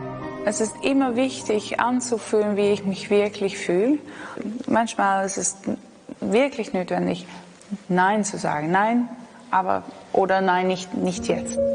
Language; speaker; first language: German; non-native, learner; Dutch